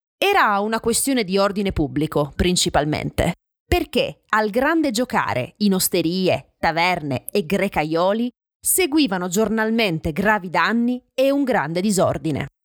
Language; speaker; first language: Italian; native; Italian